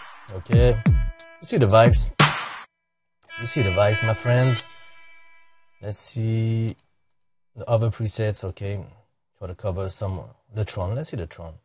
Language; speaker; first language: English; non-native, fluent; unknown